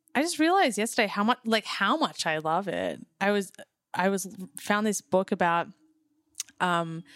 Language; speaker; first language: English; native; English